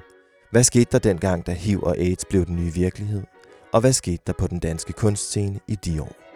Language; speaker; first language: Danish; native; Danish